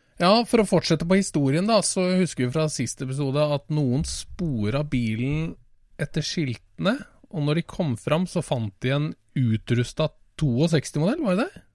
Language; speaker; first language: Norwegian; native; Norwegian